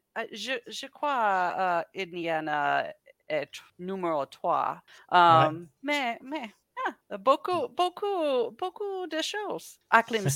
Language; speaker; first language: French; non-native, learner; English